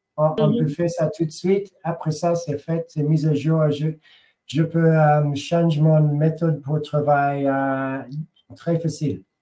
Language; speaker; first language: French; non-native, learner; English